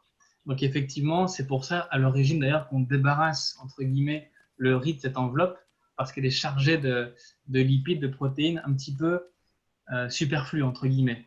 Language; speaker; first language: French; native; French